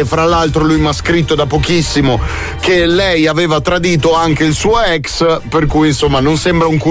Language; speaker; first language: Italian; native; Italian